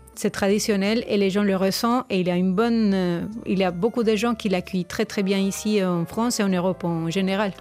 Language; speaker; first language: French; non-native, fluent; Spanish